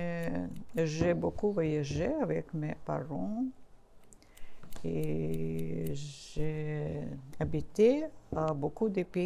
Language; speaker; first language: French; non-native, learner; Russian